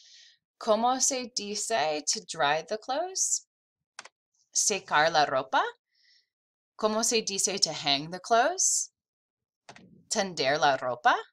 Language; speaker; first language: Spanish; non-native, fluent; English